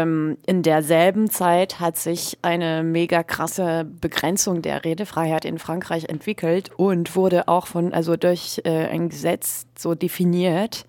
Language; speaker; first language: German; native; German